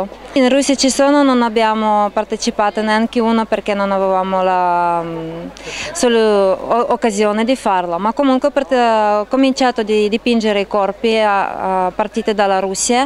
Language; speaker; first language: Italian; non-native, learner; Russian